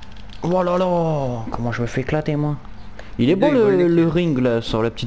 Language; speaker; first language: French; native; French